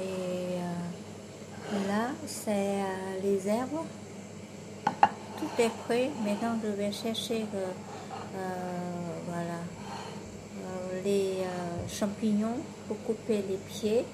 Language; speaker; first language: French; non-native, learner; Vietnamese